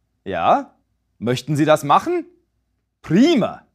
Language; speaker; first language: German; non-native, fluent; English